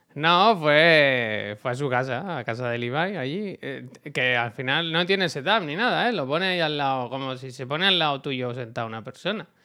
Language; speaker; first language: Spanish; native; Spanish